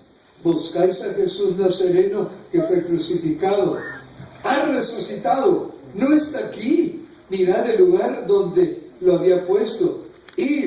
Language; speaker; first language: Spanish; native; Spanish